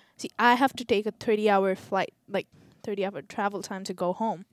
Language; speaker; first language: English; non-native, local second language; Telugu